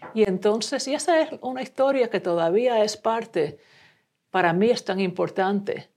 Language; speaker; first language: Spanish; early bilingual, heritage; Spanish